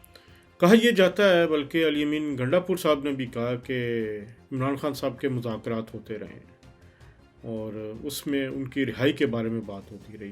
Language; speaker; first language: Urdu; native; Urdu